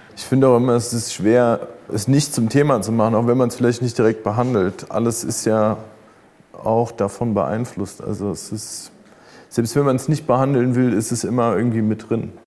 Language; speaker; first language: German; early bilingual, other home language; Croatian